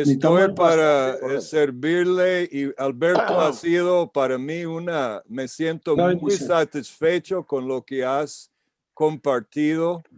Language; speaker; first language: Spanish; non-native, fluent; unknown